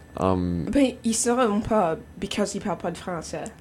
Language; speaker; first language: French; non-native, local second language; English